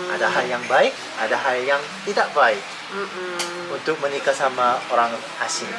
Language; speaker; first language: Indonesian; non-native, fluent; Korean